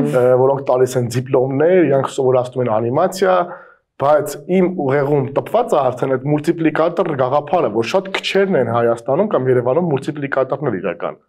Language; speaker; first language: Armenian; native; Armenian